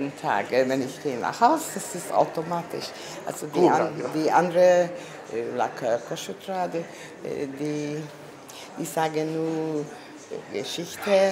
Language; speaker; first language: German; non-native, learner; Hungarian